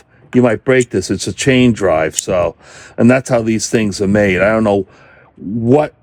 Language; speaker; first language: English; native; English